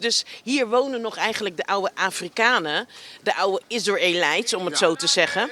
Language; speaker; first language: Dutch; native; Dutch